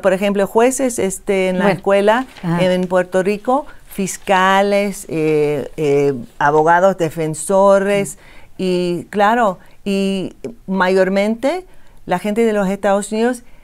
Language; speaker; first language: Spanish; non-native, fluent; English